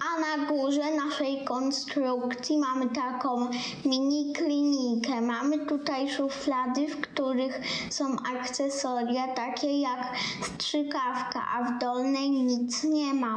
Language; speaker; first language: Polish; native; Polish